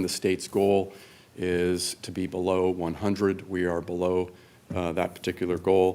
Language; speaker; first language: English; native; English